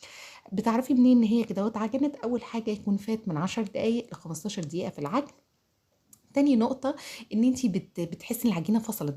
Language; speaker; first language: Arabic; native; Arabic